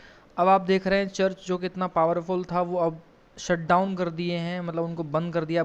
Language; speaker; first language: Hindi; native; Hindi